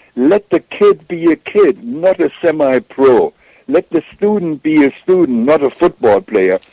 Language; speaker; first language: English; non-native, fluent; German